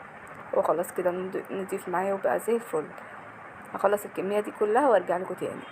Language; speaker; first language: Arabic; native; Arabic